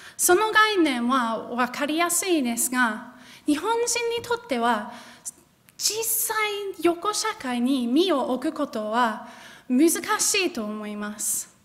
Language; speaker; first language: Japanese; non-native, fluent; English